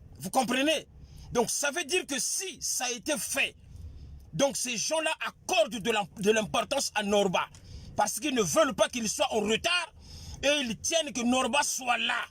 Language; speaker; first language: French; non-native, local second language; Lingala